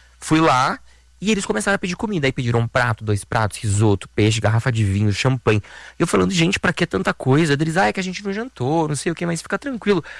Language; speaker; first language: Portuguese; native; Portuguese